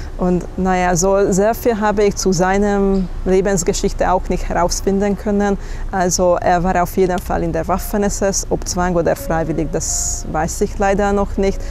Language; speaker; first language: German; non-native, fluent; Hungarian